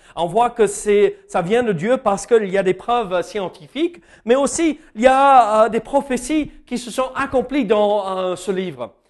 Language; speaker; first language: French; non-native, fluent; English